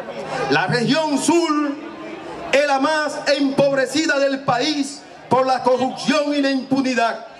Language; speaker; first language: Spanish; native; Spanish